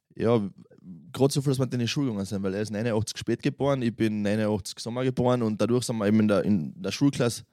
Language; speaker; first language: German; native; German